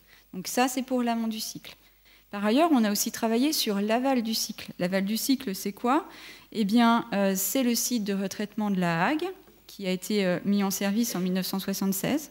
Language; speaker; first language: French; native; French